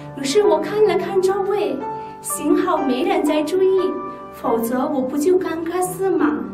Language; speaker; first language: Chinese; non-native, fluent; Nepali